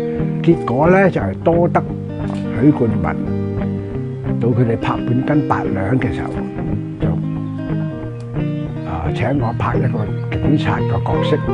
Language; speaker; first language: Cantonese; native; Cantonese